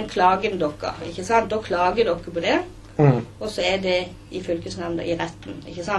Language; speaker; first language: Norwegian; native; Norwegian